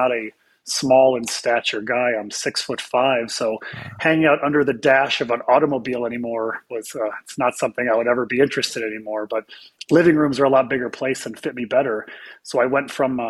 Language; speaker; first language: English; native; English